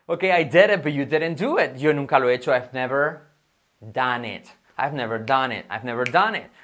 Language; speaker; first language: English; non-native, fluent; Spanish